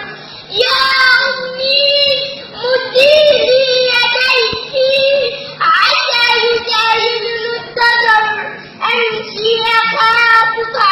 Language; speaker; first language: Arabic; native; Arabic